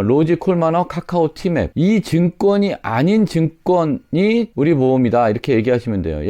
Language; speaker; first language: Korean; native; Korean